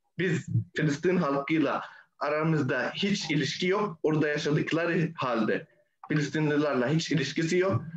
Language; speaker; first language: Turkish; non-native, fluent; Arabic